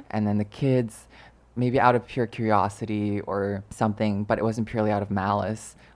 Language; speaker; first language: English; early bilingual, other home language; Chinese